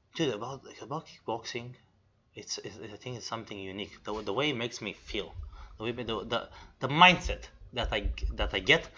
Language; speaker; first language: English; non-native, fluent; Romanian